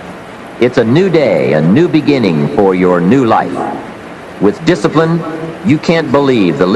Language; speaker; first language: English; native; English